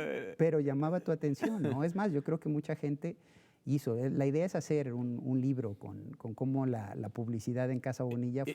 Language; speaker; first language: Spanish; native; Spanish